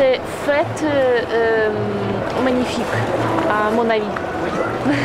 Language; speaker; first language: French; non-native, learner; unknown